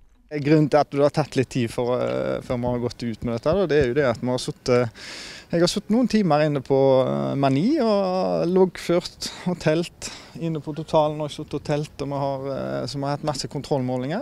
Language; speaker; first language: Norwegian; native; Norwegian